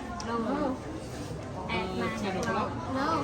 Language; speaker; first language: English; non-native, learner; Khmer